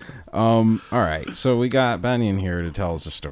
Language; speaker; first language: English; native; English